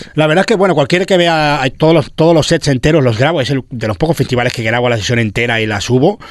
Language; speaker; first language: Catalan; non-native, local second language; Spanish